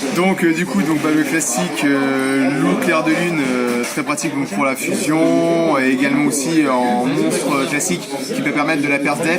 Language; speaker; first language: French; native; French